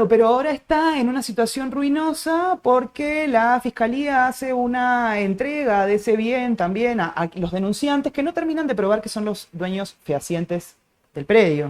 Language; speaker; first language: Spanish; native; Spanish